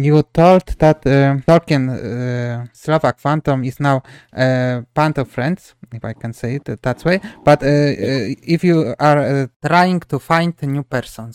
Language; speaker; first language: English; non-native, learner; Polish